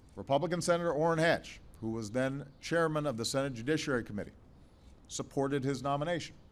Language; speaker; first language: English; native; English